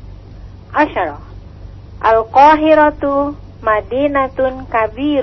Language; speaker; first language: Arabic; non-native, learner; Indonesian